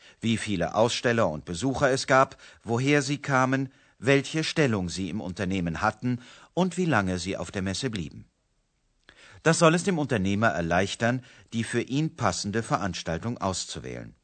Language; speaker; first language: German; native; German